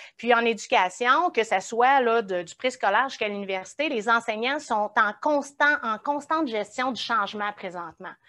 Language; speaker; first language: French; native; French